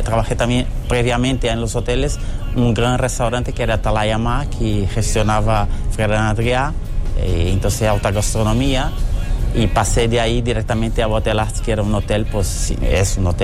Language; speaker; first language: Spanish; early bilingual, other home language; Portuguese